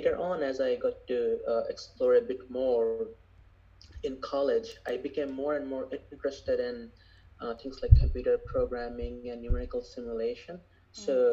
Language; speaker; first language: English; non-native, local second language; Bangla